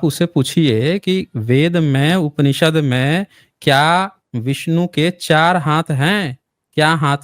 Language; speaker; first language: Hindi; native; Hindi